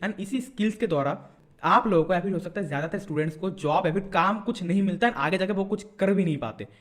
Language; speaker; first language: Hindi; non-native, local second language; Bangla